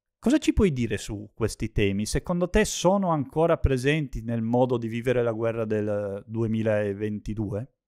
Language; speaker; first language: Italian; native; Italian